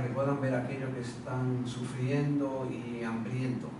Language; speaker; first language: Spanish; native; Spanish